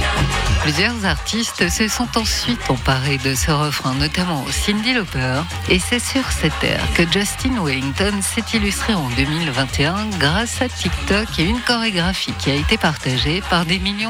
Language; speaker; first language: French; native; French